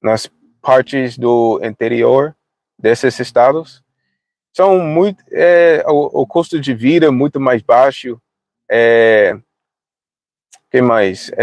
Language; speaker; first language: Portuguese; non-native, fluent; English